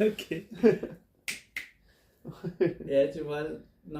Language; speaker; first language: French; native; French